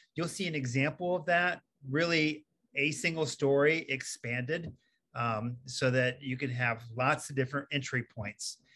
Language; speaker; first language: English; native; English